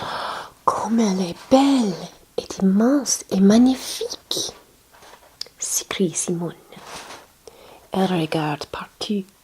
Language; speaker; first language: French; non-native, learner; English